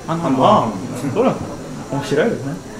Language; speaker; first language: Japanese; non-native, learner; German